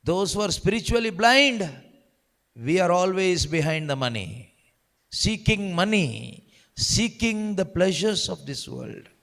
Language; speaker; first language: English; non-native, local second language; Kannada